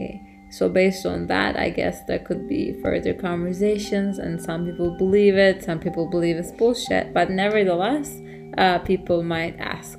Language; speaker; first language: English; non-native, fluent; Turkish